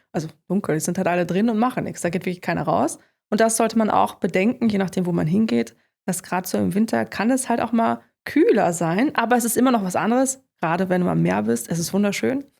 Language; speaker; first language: German; native; German